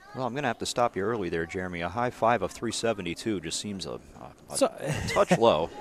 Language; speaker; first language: English; native; English